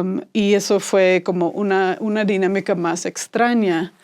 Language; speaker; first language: Spanish; non-native, fluent; English